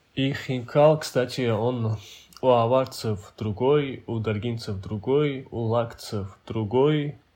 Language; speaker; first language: Russian; non-native, local second language; Avaric